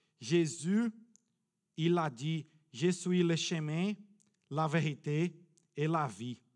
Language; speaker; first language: French; non-native, fluent; Portuguese